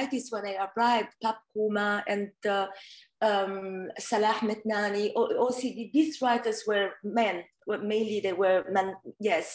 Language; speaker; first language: English; non-native, fluent; Italian